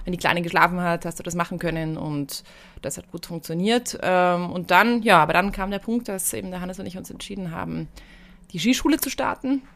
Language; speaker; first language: German; native; German